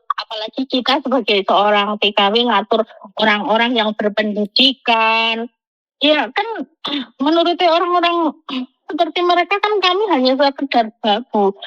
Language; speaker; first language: Indonesian; non-native, local second language; Javanese